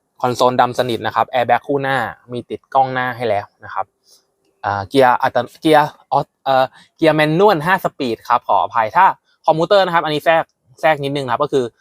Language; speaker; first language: Thai; native; Thai